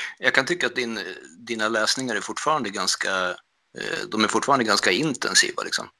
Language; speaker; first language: Swedish; native; Swedish